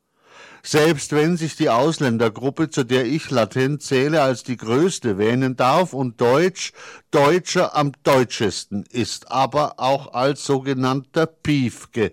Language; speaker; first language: German; native; German